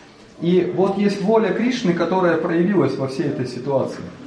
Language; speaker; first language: Russian; native; Russian